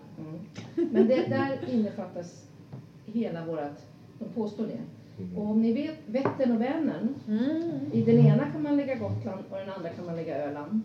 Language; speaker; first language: Swedish; native; Swedish